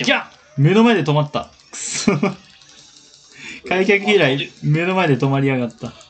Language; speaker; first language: Japanese; native; Japanese